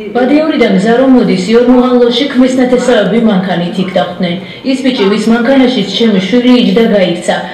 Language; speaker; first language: Georgian; non-native, local second language; Azerbaijani